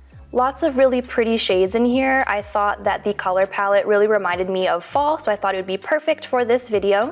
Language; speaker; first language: English; native; English